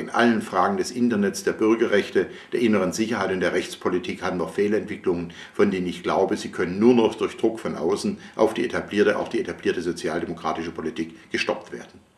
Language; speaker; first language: German; native; German